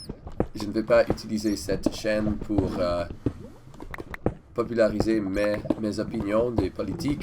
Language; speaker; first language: French; non-native, learner; English